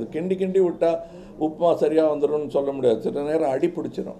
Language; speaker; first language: Tamil; native; Tamil